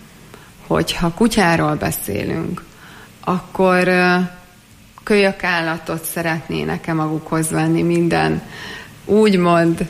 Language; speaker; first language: Hungarian; native; Hungarian